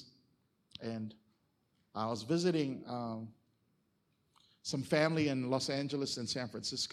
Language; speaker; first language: English; native; English